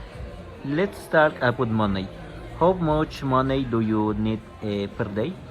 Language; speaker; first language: English; non-native, learner; Spanish